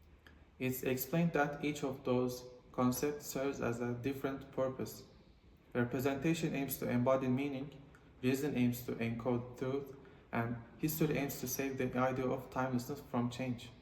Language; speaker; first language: English; non-native, learner; Turkish